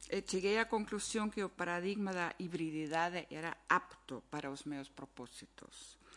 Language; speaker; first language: Galician; non-native, fluent; German